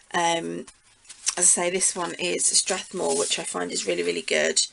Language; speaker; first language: English; native; English